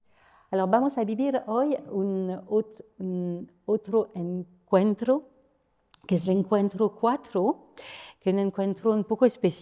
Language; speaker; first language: Spanish; non-native, learner; French